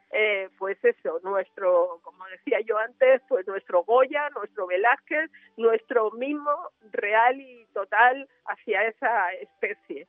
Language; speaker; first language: Spanish; native; Spanish